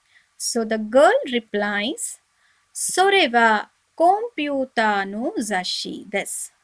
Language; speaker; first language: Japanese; non-native, fluent; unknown